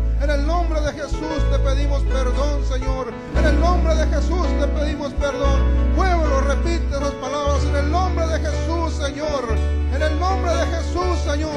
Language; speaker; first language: Spanish; native; Spanish